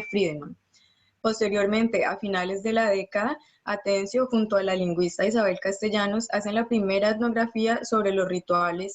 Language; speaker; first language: Spanish; native; Spanish